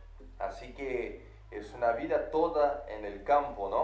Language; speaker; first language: Spanish; non-native, fluent; Portuguese